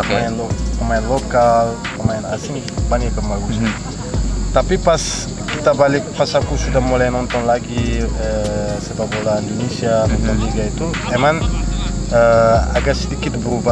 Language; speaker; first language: Indonesian; non-native, fluent; Arabic